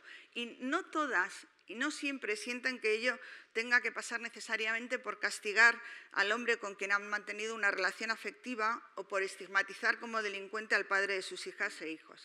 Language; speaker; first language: Spanish; native; Spanish